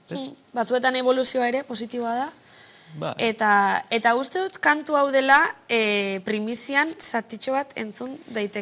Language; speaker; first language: Basque; native; Basque